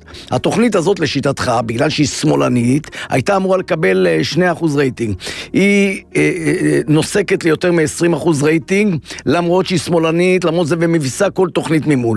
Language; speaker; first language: Hebrew; native; Hebrew